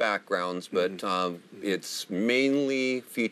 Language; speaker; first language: English; native; English